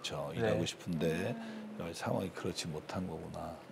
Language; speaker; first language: Korean; native; Korean